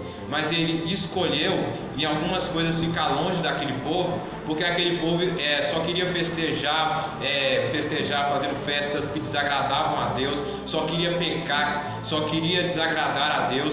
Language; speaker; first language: Portuguese; native; Portuguese